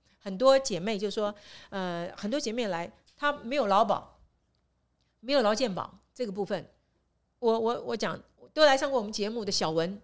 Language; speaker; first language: Chinese; native; Chinese